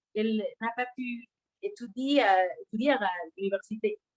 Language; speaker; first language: French; non-native, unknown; Spanish